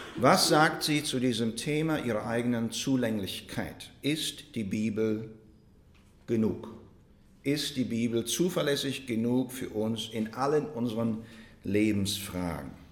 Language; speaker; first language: German; non-native, fluent; Russian